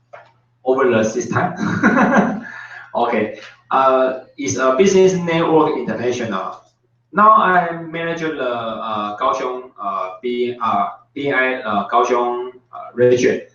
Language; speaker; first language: English; non-native, learner; Chinese